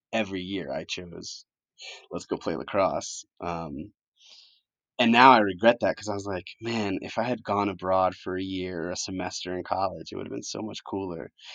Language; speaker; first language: English; early bilingual, other home language; Spanish